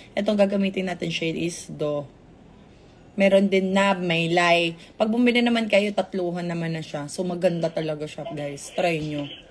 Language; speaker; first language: Filipino; native; Filipino